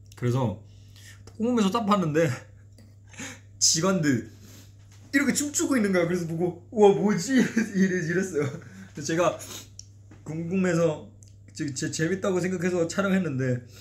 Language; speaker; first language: Korean; non-native, fluent; Chinese